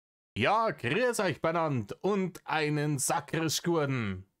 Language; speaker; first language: German; native; German